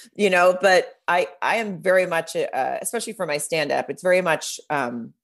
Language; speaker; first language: English; native; English